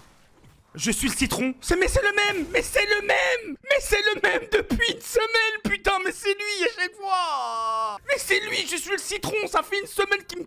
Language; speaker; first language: French; native; French